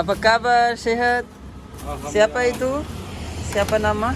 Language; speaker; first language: Indonesian; non-native, learner; Urdu